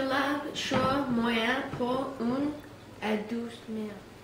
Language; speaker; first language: French; non-native, learner; English